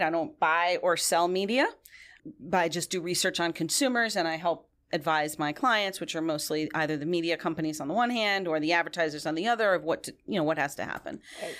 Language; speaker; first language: English; non-native, local second language; Spanish